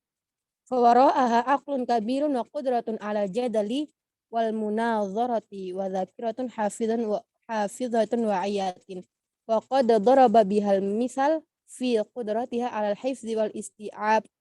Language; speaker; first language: Arabic; non-native, learner; Indonesian